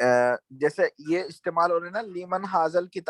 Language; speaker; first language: Urdu; native; Urdu